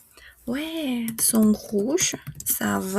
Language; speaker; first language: French; non-native, fluent; Spanish